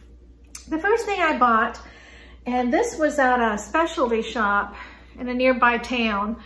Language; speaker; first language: English; native; English